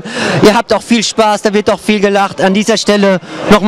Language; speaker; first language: German; native; German